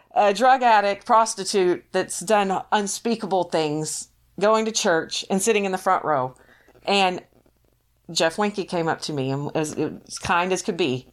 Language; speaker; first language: English; native; English